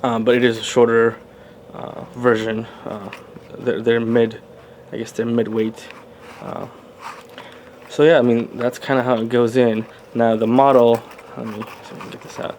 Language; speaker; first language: English; native; English